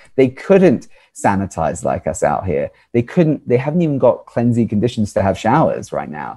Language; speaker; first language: English; native; English